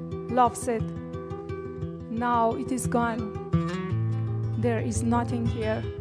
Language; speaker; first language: English; non-native, fluent; Persian